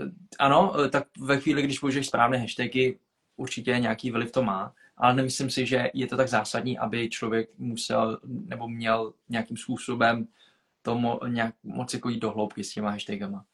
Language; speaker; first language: Czech; early bilingual, other home language; Vietnamese